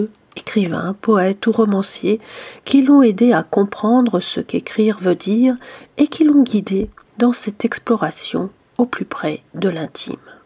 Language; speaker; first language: French; native; French